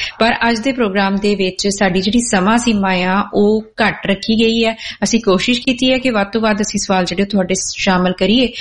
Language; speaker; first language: Punjabi; native; Punjabi